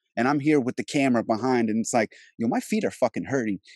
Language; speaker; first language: English; early bilingual, other home language; Albanian